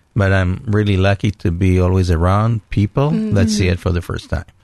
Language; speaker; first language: English; non-native, fluent; Hebrew